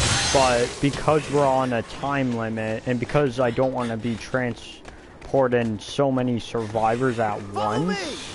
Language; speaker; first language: English; native; English